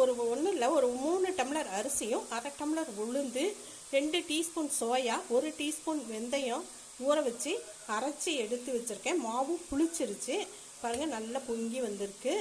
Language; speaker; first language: Tamil; native; Tamil